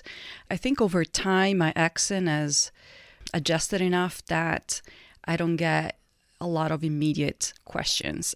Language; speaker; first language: English; non-native, fluent; Italian